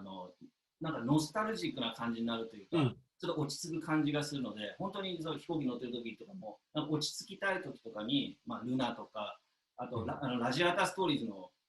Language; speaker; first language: Japanese; native; Japanese